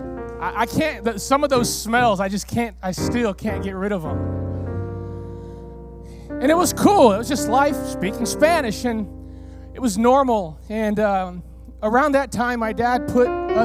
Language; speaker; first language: English; early bilingual, other home language; Spanish